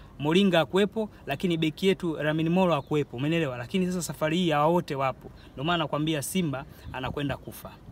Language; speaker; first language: Swahili; native; Swahili